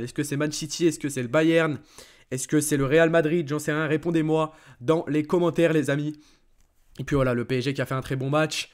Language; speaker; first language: French; native; French